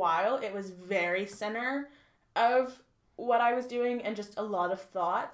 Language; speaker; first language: English; native; English